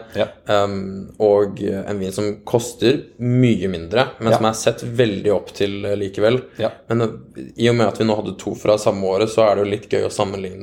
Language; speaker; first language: Norwegian; native; Norwegian